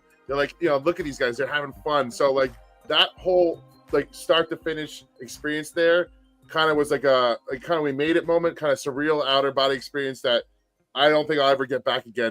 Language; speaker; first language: English; native; English